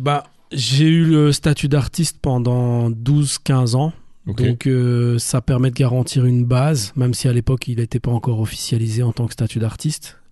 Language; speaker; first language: French; native; French